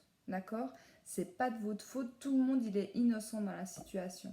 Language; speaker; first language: French; native; French